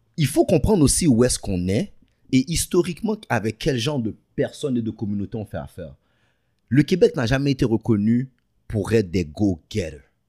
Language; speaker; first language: French; early bilingual, other home language; Haitian Creole